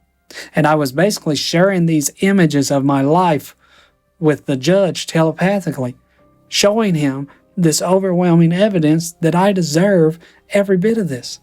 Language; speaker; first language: English; native; English